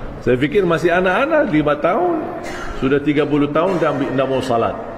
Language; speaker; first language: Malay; non-native, fluent; Arabic